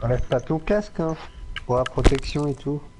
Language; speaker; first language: French; native; French